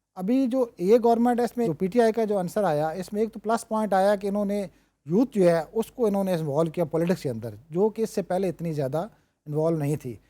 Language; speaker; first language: Urdu; non-native, local second language; Punjabi